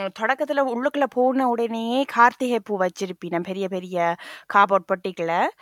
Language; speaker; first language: Tamil; early bilingual, heritage; Tamil